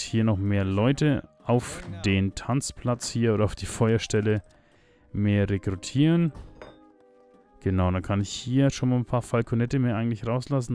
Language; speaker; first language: German; native; German